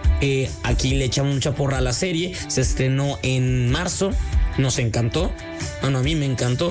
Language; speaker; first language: Spanish; native; Spanish